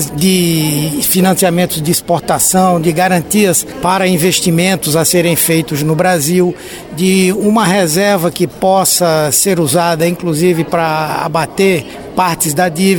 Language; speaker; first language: Portuguese; native; Portuguese